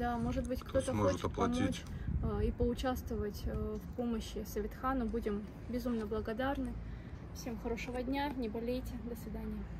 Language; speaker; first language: Russian; native; Russian